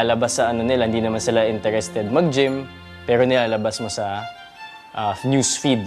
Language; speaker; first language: Filipino; native; Filipino